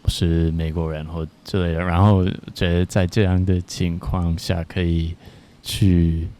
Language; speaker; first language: Chinese; non-native, fluent; English